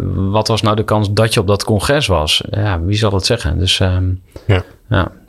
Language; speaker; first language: Dutch; native; Dutch